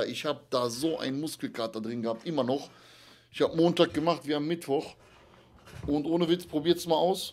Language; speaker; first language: German; native; German